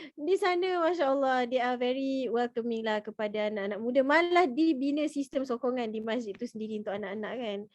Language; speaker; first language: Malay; native; Malay